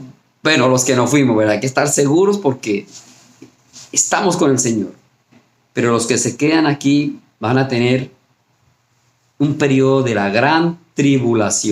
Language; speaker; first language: Spanish; native; Spanish